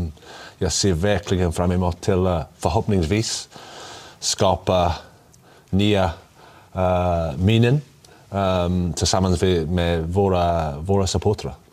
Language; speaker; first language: Swedish; non-native, learner; English